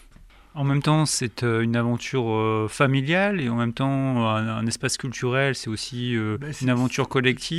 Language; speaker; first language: French; native; French